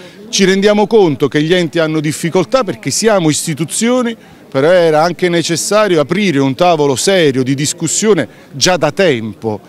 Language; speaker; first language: Italian; native; Italian